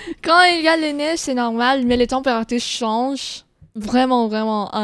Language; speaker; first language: French; non-native, learner; Filipino